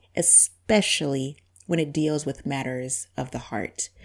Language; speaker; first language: English; non-native, local second language; Bemba